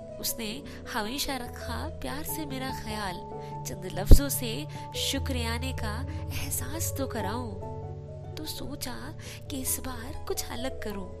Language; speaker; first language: Hindi; native; Hindi